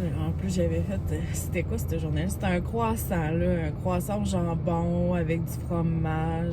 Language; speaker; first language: French; native; French